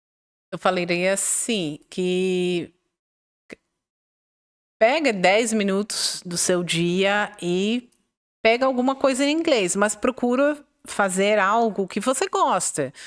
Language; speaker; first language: Portuguese; non-native, fluent; Dutch